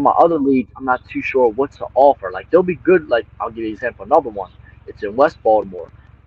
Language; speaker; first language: English; native; English